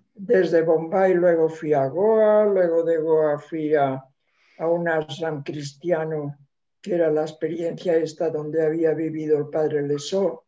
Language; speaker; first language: Spanish; non-native, local second language; Catalan